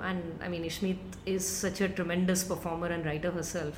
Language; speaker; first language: English; non-native, local second language; Tamil